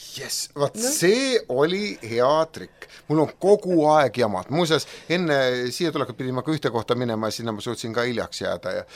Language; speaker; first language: Estonian; native; Estonian